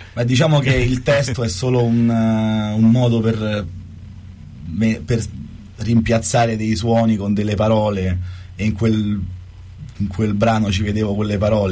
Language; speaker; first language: Italian; native; Italian